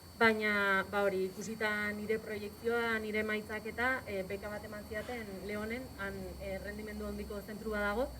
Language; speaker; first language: Basque; native; Basque